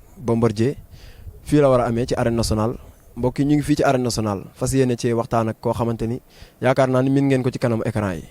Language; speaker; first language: Wolof; native; Wolof